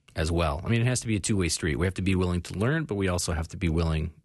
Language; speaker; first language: English; native; English